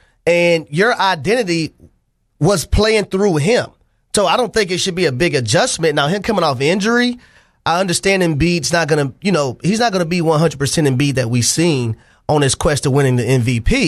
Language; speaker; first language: English; native; English